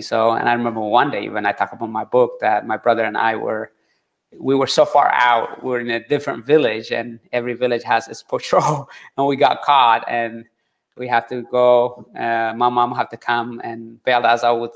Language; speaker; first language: English; early bilingual, other home language; Tigrinya